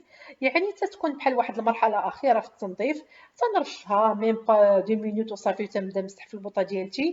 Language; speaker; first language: Arabic; native; Arabic